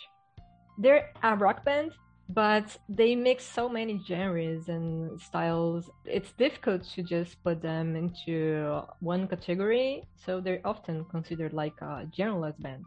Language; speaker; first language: English; non-native, fluent; Portuguese